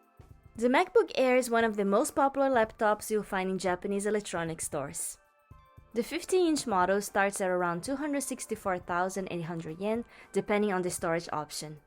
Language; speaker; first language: English; native; English